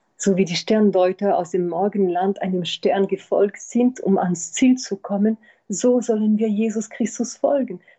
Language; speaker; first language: German; non-native, fluent; French